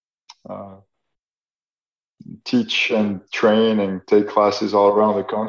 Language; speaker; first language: English; non-native, fluent; French